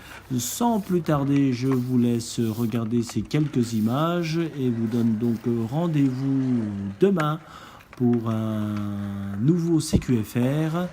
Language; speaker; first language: French; native; French